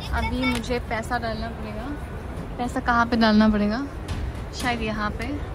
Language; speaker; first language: Hindi; non-native, local second language; Bangla